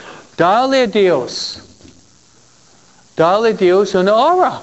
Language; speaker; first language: Spanish; non-native, fluent; English